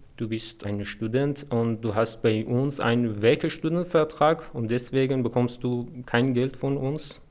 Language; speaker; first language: German; non-native, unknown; Persian